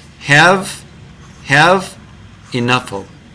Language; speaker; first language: English; non-native, fluent; Korean